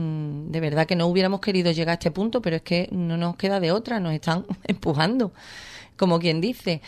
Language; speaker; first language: Spanish; native; Spanish